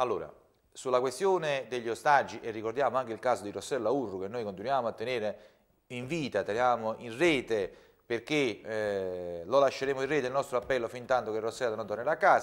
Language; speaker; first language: Italian; native; Italian